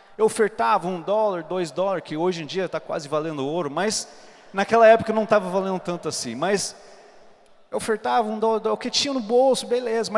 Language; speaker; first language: Portuguese; non-native, fluent; English